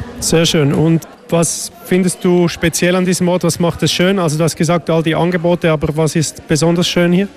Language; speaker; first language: German; native; German